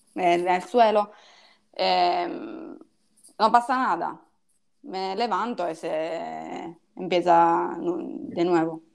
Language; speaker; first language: Spanish; non-native, learner; Italian